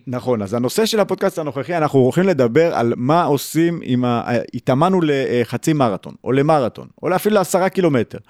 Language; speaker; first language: Hebrew; native; Hebrew